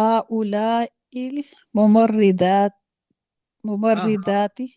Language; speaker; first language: Arabic; non-native, learner; Urdu